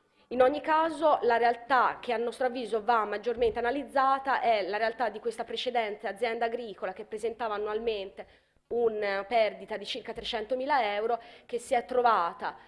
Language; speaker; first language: Italian; native; Italian